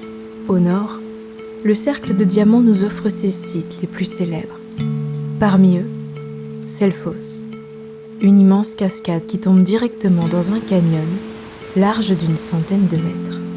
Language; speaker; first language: French; native; French